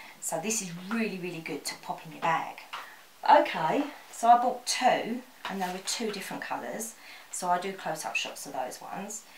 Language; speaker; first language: English; native; English